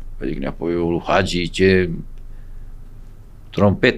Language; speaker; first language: Romanian; non-native, local second language; Serbian